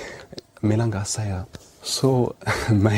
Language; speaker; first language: Icelandic; non-native, learner; English